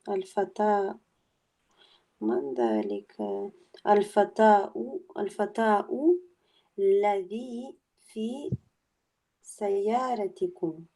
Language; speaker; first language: Arabic; non-native, learner; English